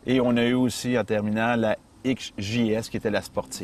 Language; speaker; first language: French; native; French